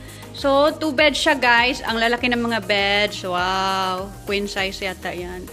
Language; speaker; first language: Filipino; native; Filipino